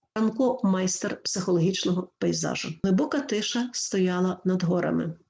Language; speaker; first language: Ukrainian; native; Ukrainian